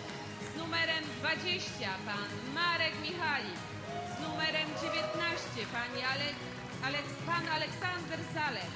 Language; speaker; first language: Polish; native; Polish